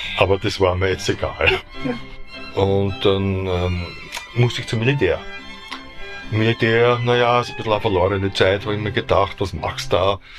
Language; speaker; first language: German; native; German